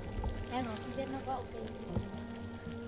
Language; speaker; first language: Chinese; non-native, learner; Vietnamese